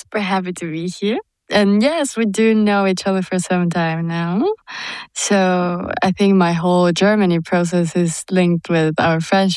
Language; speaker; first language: English; non-native, fluent; Spanish